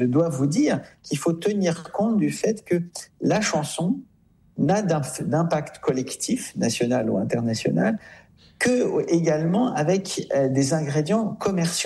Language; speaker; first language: French; native; French